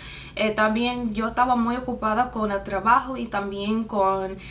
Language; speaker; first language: Spanish; non-native, fluent; English